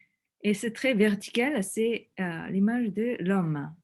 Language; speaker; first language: French; non-native, fluent; Korean